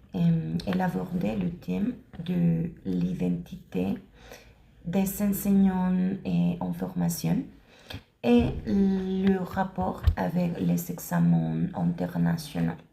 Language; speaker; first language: French; non-native, learner; Spanish